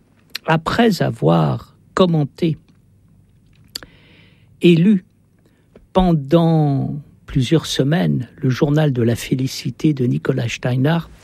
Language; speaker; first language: French; native; French